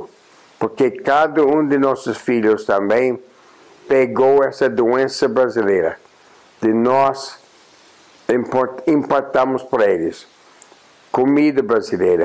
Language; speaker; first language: Portuguese; non-native, fluent; English